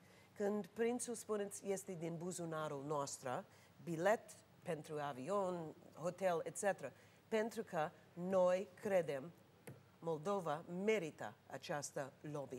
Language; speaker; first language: Romanian; non-native, learner; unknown